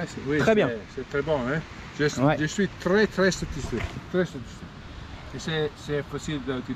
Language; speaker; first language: French; non-native, learner; Italian